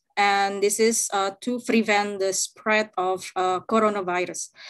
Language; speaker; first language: English; non-native, fluent; Indonesian